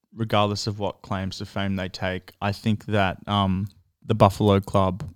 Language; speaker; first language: English; native; English